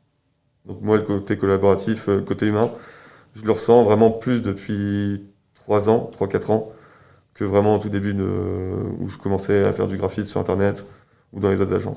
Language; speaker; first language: French; native; French